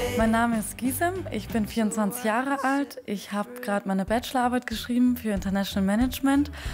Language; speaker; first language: German; early bilingual, other home language; Turkish